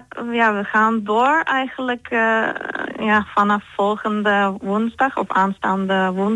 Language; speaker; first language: Dutch; non-native, fluent; Turkish